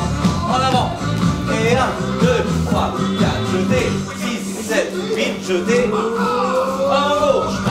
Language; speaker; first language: French; native; French